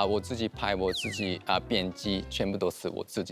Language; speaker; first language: Chinese; non-native, fluent; Japanese